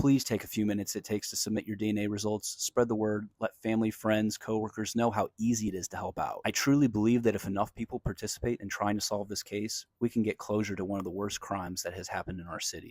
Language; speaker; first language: English; native; English